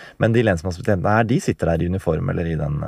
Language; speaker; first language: Norwegian; native; Norwegian